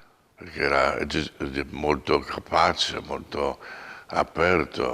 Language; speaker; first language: Italian; non-native, fluent; Polish